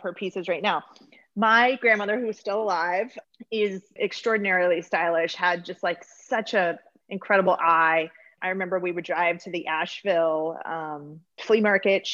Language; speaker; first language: English; native; English